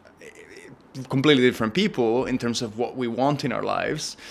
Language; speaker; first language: English; non-native, fluent; Spanish